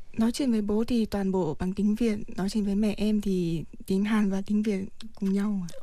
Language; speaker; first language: Vietnamese; early bilingual, heritage; Vietnamese